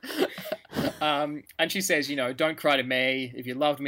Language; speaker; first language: English; native; English